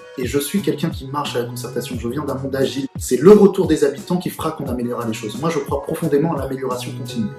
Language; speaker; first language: French; early bilingual, other home language; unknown